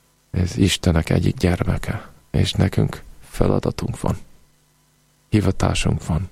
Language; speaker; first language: Hungarian; non-native, fluent; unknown